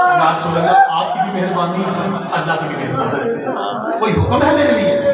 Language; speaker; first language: Urdu; non-native, local second language; Punjabi